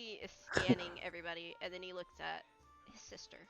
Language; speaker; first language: English; native; English